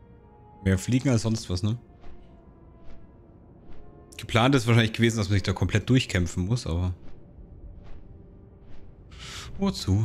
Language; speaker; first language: German; native; German